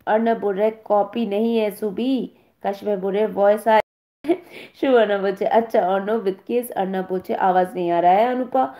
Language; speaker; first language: Hindi; non-native, local second language; Bangla